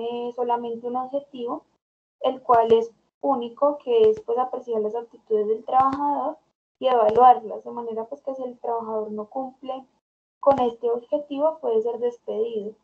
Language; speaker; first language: Spanish; native; Spanish